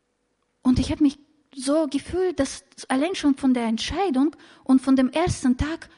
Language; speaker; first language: German; non-native, fluent; Russian